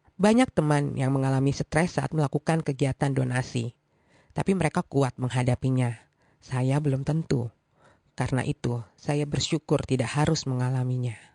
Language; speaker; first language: Indonesian; native; Indonesian